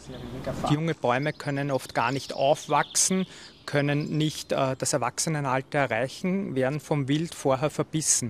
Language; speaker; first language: German; native; German